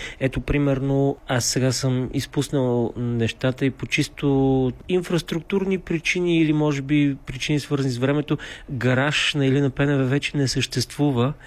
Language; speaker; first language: Bulgarian; native; Bulgarian